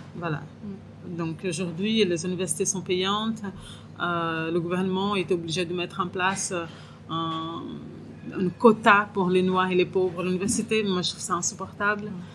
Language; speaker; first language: French; non-native, fluent; Portuguese